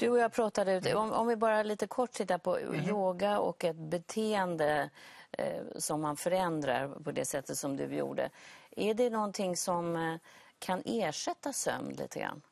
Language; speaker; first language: Swedish; native; Swedish